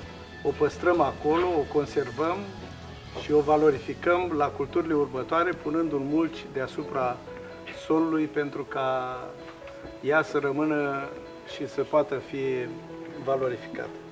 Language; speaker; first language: Romanian; native; Romanian